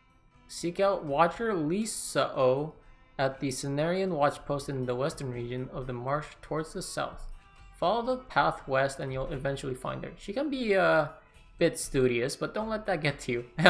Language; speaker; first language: English; native; English